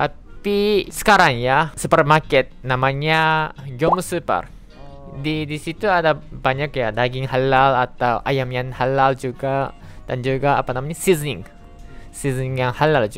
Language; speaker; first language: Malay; non-native, fluent; Japanese